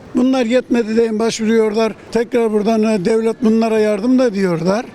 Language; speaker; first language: Turkish; native; Turkish